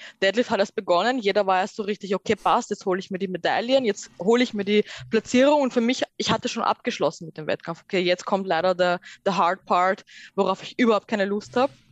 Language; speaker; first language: German; early bilingual, other home language; Persian